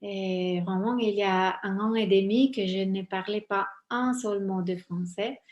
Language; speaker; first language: French; non-native, fluent; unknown